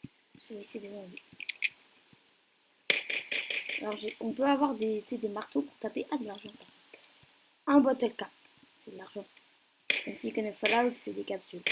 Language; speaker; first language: French; native; French